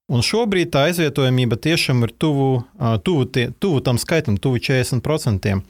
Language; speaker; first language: Latvian; non-native, local second language; Russian